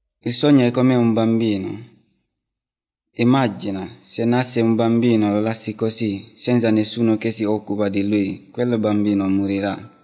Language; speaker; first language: Italian; non-native, learner; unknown